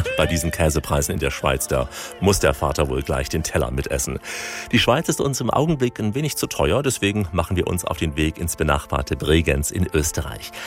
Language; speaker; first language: German; native; German